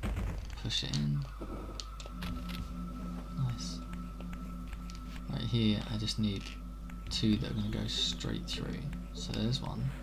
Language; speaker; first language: English; native; English